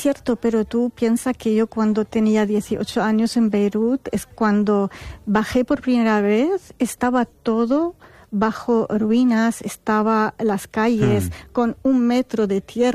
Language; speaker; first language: Spanish; non-native, fluent; Arabic